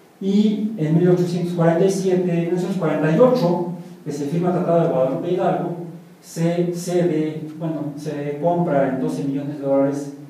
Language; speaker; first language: Spanish; native; Spanish